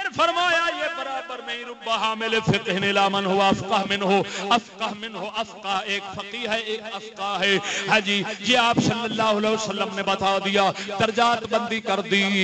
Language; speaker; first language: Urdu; non-native, local second language; Saraiki